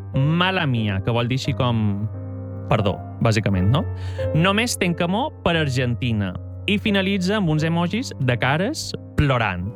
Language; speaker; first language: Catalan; native; Catalan